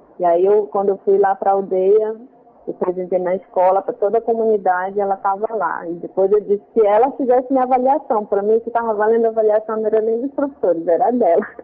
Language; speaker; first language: Portuguese; native; Portuguese